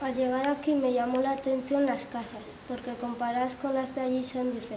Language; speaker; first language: Spanish; native; Spanish